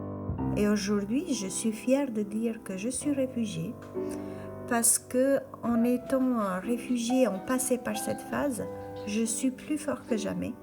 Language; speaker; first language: French; non-native, fluent; Albanian